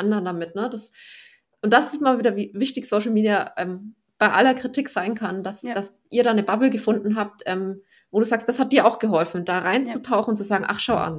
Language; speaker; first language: German; native; German